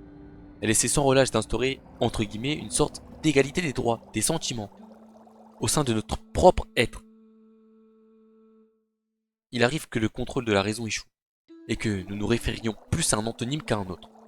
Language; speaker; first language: French; native; French